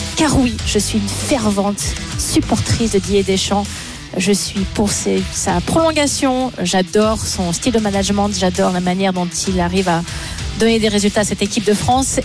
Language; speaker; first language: French; native; French